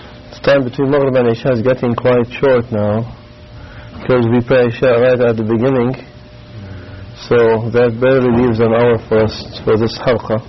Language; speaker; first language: English; non-native, fluent; Arabic